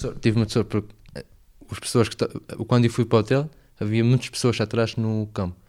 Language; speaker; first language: Portuguese; non-native, learner; Arabic